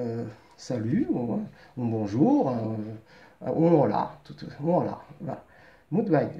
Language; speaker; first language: Portuguese; early bilingual, heritage; Portuguese